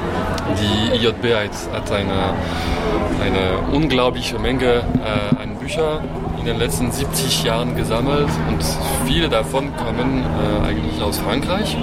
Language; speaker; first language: German; non-native, fluent; French